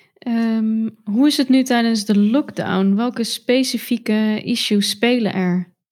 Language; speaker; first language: Dutch; native; Dutch